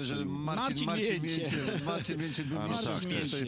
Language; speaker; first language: Polish; native; Polish